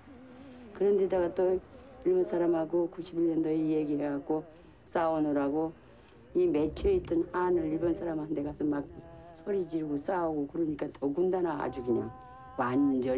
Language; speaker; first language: Korean; native; Korean